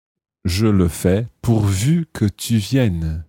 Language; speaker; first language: French; non-native, fluent; English